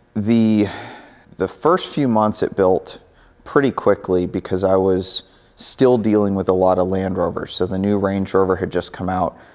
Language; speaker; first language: English; native; English